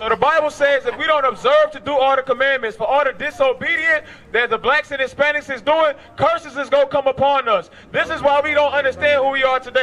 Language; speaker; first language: English; native; English